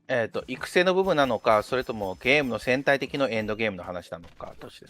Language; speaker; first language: Japanese; non-native, fluent; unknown